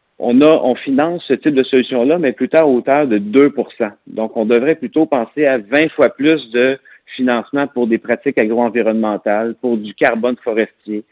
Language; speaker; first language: French; native; French